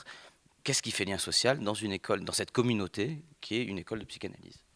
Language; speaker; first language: French; native; French